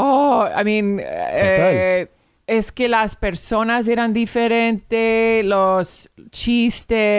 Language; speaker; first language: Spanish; early bilingual, heritage; English